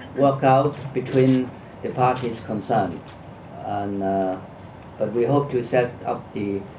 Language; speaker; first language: English; non-native, local second language; Cantonese